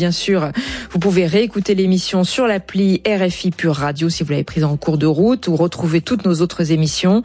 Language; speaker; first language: French; native; French